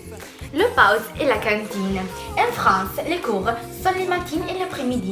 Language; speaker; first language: French; non-native, learner; Italian